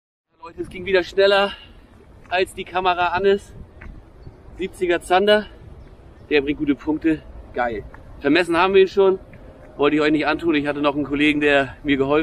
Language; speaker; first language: German; native; German